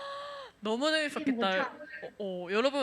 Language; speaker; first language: Korean; native; Korean